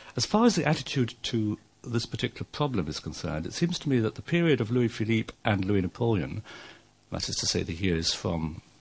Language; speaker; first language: English; native; English